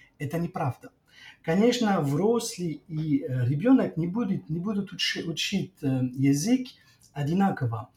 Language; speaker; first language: Russian; non-native, fluent; French